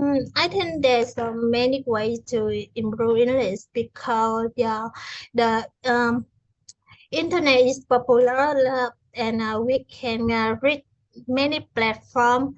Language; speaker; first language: English; non-native, learner; Vietnamese